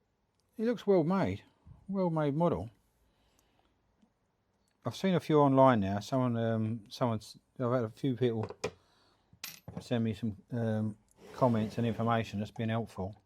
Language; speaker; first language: English; native; English